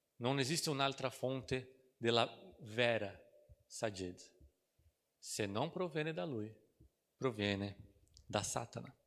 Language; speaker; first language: Italian; non-native, fluent; Portuguese